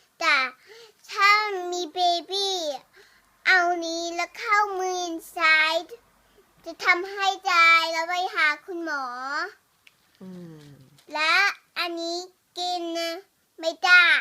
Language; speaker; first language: Thai; early bilingual, heritage; English